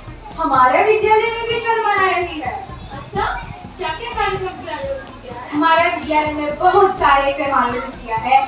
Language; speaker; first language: Hindi; non-native, local second language; Malayalam